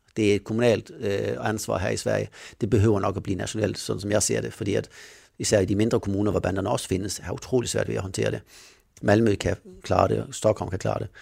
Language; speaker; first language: Danish; native; Danish